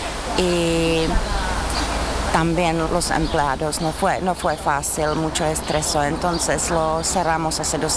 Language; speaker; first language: Spanish; non-native, learner; Czech